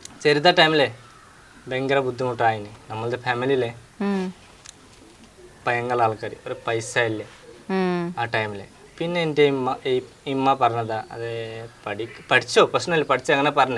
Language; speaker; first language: Malayalam; non-native, local second language; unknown